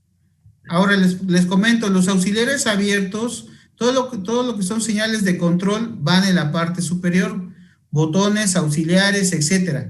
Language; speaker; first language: Spanish; native; Spanish